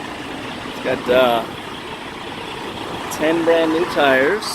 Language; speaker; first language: English; native; English